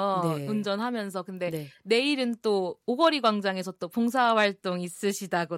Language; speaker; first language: Korean; native; Korean